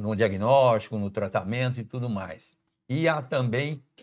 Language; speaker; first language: Portuguese; native; Portuguese